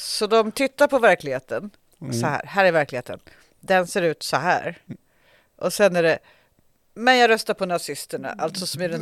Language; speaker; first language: Swedish; native; Swedish